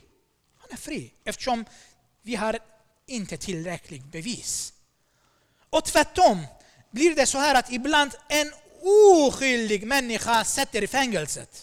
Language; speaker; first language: Swedish; non-native, fluent; Armenian